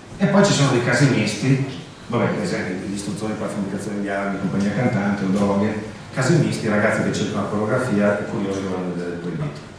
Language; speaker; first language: Italian; early bilingual, heritage; Italian